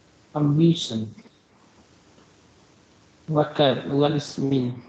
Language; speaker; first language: English; non-native, learner; Vietnamese